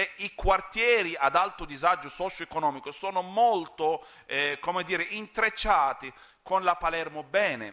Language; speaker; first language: Italian; non-native, fluent; Arabic